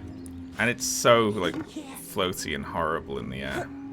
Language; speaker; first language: English; native; English